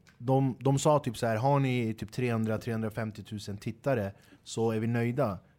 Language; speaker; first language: Swedish; early bilingual, other home language; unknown